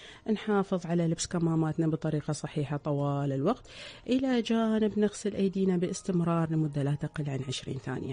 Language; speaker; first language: Arabic; native; Arabic